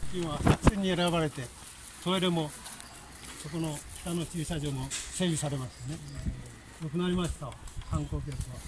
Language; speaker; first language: Japanese; native; Japanese